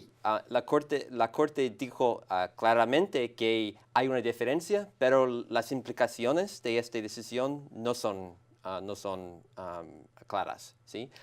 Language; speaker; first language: Spanish; non-native, learner; English